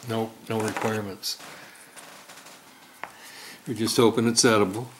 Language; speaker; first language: English; native; English